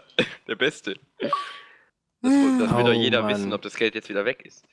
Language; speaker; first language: German; native; German